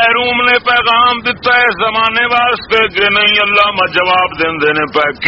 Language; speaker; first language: Urdu; native; Urdu